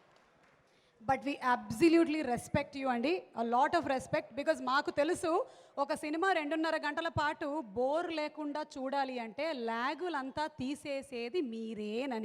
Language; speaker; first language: Telugu; native; Telugu